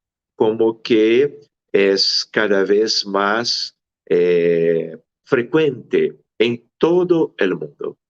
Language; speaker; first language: Spanish; non-native, fluent; Portuguese